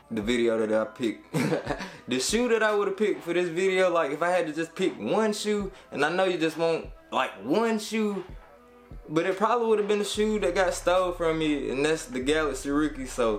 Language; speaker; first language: English; native; English